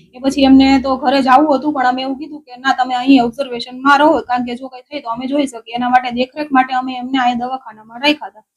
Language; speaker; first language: Gujarati; native; Gujarati